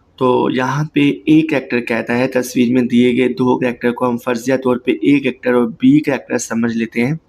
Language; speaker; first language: Urdu; native; Urdu